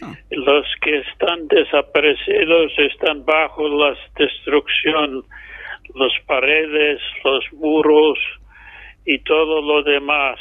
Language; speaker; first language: Spanish; non-native, fluent; English